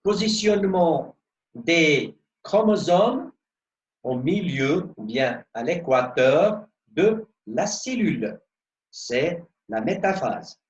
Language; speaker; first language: French; non-native, local second language; Arabic